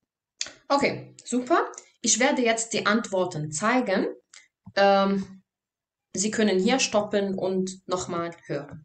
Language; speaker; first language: German; non-native, fluent; Arabic